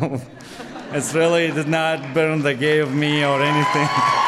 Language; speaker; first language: English; non-native, learner; Arabic